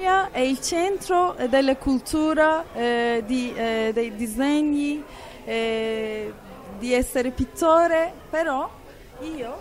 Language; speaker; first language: Italian; non-native, fluent; Turkish